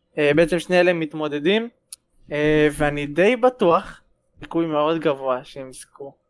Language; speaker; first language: Hebrew; native; Hebrew